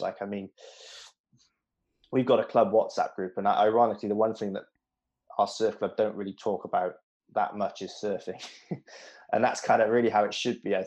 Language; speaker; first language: English; native; English